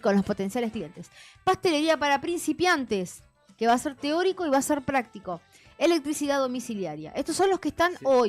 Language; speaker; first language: Spanish; native; Spanish